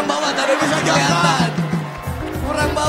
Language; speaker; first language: Indonesian; native; Indonesian